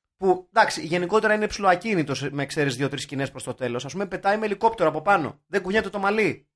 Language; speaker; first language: Greek; native; Greek